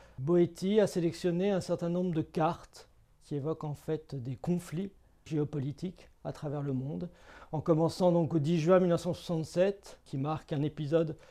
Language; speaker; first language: French; native; French